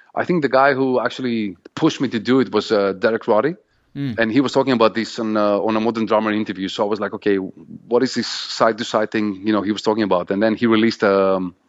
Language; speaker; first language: English; non-native, fluent; Greek